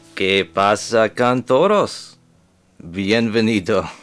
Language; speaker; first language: Spanish; non-native, learner; English